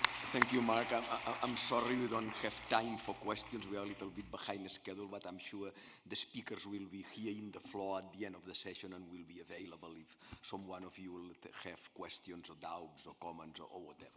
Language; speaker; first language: English; non-native, fluent; Spanish